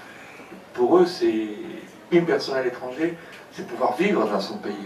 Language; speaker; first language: French; native; French